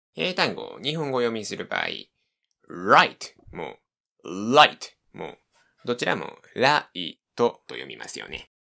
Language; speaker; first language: Japanese; native; Japanese